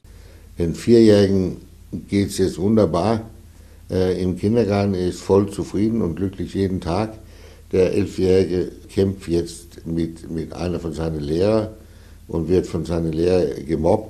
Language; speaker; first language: German; non-native, fluent; Danish